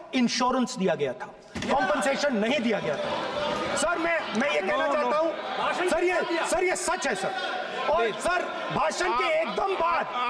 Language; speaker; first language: Hindi; native; Hindi